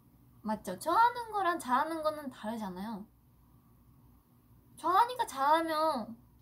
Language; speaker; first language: Korean; non-native, fluent; Japanese